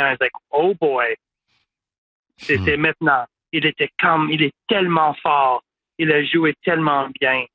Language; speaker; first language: French; non-native, local second language; English